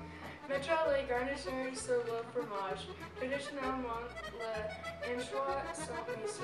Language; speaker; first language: French; non-native, learner; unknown